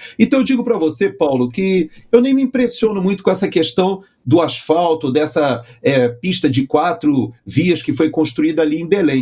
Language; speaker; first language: Portuguese; native; Portuguese